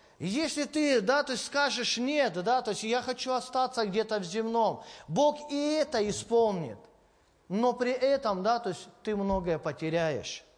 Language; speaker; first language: Russian; native; Russian